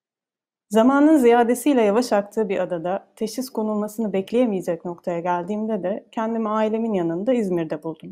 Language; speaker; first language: Turkish; native; Turkish